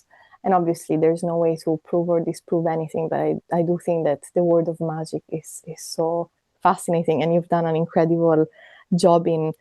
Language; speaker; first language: English; non-native, fluent; Italian